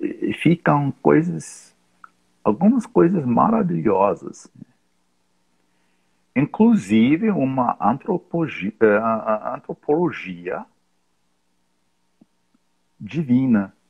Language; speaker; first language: Portuguese; non-native, fluent; English